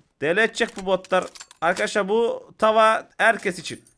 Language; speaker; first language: Turkish; native; Turkish